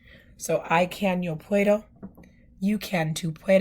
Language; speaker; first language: Spanish; non-native, fluent; English